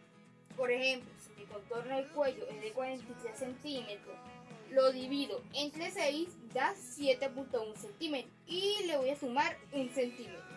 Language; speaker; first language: Spanish; native; Spanish